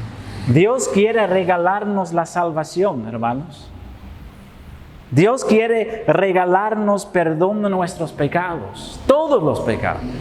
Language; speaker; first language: Spanish; non-native, fluent; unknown